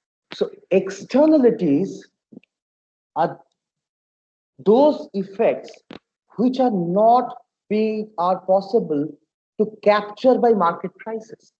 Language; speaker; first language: English; non-native, local second language; Bangla